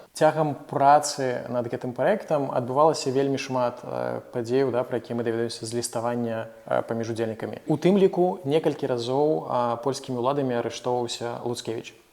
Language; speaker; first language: Belarusian; non-native, local second language; Russian